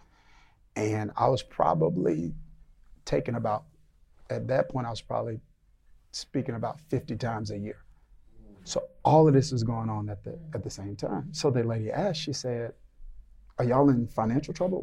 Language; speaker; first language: English; native; English